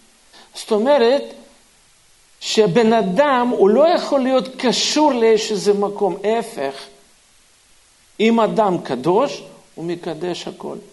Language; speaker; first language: Hebrew; non-native, fluent; Russian